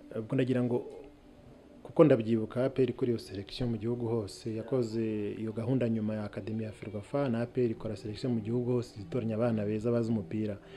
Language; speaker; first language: Kinyarwanda; native; Kinyarwanda